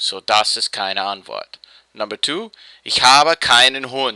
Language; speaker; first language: German; non-native, fluent; English